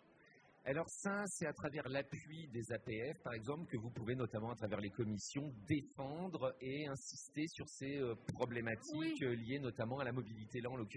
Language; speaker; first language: French; native; French